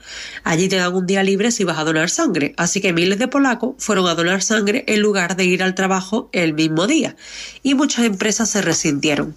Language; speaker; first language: Spanish; native; Spanish